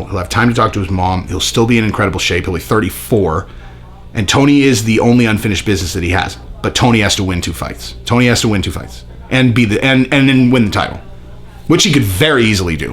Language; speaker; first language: English; native; English